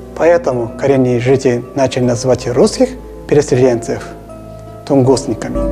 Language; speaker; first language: Russian; non-native, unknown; Japanese